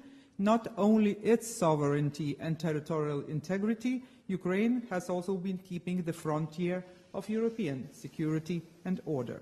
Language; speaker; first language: English; non-native, fluent; Lithuanian